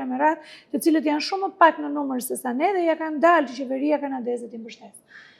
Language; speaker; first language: Albanian; non-native, local second language; Greek